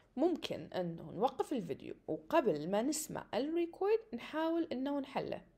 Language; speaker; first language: Arabic; native; Arabic